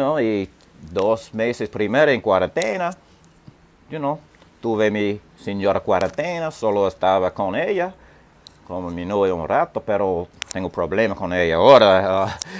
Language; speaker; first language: Spanish; non-native, learner; English